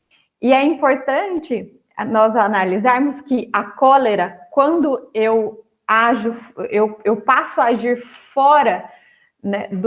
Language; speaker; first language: Portuguese; native; Portuguese